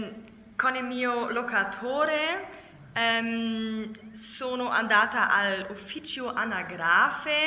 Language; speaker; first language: Italian; non-native, learner; German